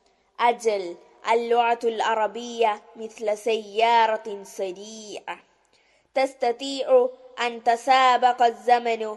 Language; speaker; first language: Arabic; non-native, learner; Malayalam